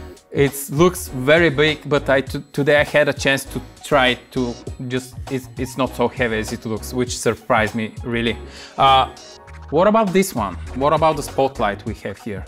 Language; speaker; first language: English; non-native, fluent; Bulgarian